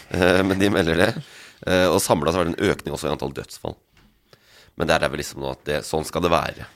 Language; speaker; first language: Norwegian; native; Norwegian